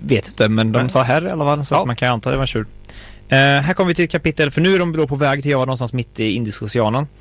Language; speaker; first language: Swedish; native; Swedish